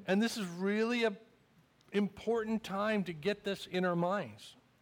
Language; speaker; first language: English; native; English